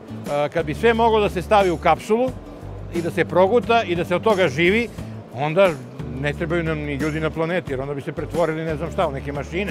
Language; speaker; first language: Serbian; native; Serbian